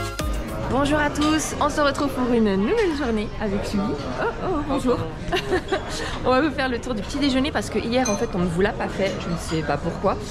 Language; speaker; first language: French; native; French